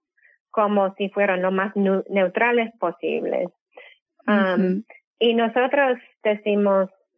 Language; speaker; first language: Spanish; non-native, fluent; English